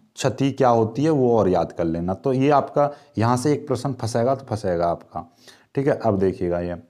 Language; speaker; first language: Hindi; native; Hindi